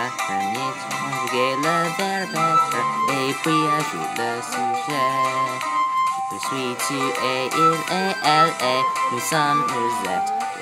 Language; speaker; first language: French; non-native, learner; English